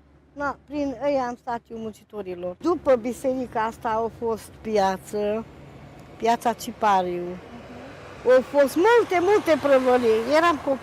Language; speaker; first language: Romanian; non-native, local second language; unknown